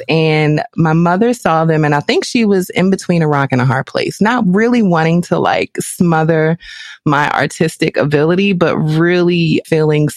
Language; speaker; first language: English; native; English